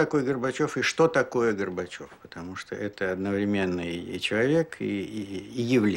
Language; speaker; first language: Russian; native; Russian